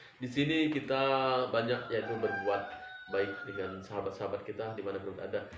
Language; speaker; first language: Indonesian; non-native, local second language; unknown